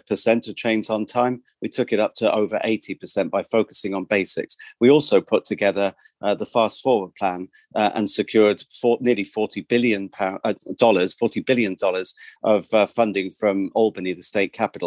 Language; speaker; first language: English; native; English